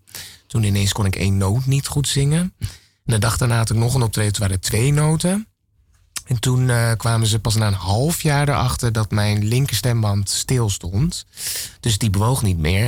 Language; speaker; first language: Dutch; native; Dutch